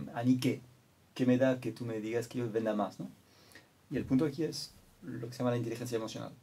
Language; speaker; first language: Spanish; non-native, fluent; French